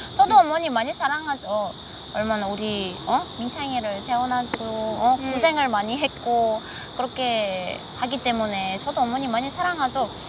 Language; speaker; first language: Korean; non-native, fluent; Romanian